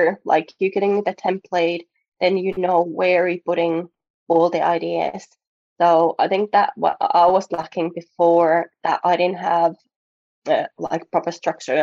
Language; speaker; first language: English; non-native, fluent; Finnish